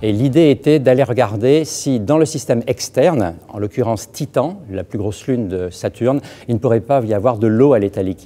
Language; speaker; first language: French; native; French